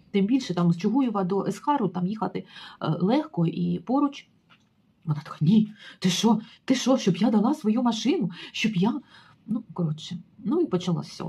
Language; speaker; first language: Ukrainian; native; Ukrainian